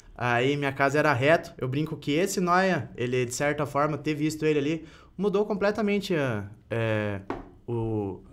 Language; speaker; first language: Portuguese; native; Portuguese